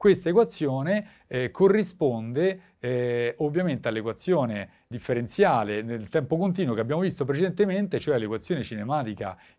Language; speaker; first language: Italian; native; Italian